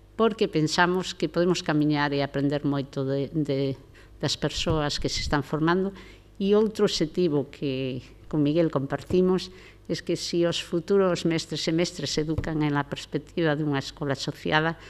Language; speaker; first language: Galician; non-native, local second language; Spanish